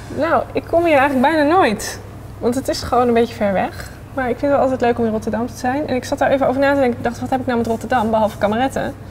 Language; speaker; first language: Dutch; native; Dutch